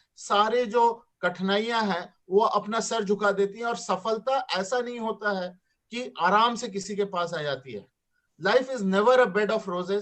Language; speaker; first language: Hindi; native; Hindi